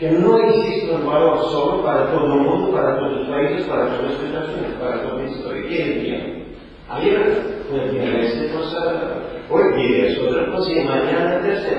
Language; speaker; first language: Spanish; non-native, learner; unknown